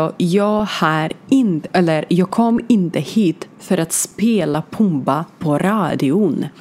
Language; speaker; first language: Swedish; non-native, learner; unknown